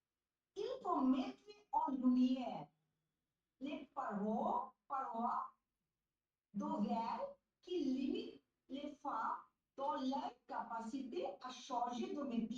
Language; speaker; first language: French; non-native, learner; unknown